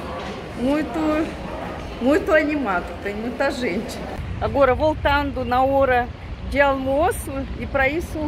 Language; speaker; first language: Portuguese; non-native, fluent; Russian